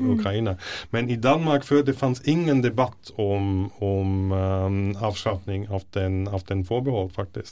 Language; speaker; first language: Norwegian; non-native, fluent; German